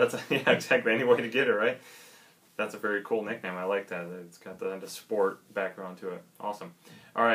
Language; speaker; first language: English; native; English